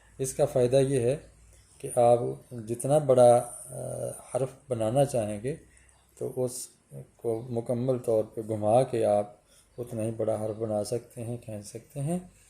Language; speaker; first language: Urdu; native; Urdu